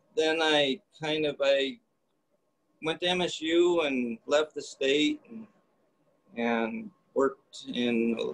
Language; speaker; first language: English; native; English